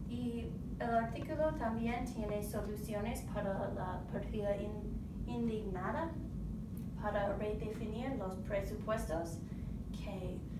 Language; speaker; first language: Spanish; non-native, learner; English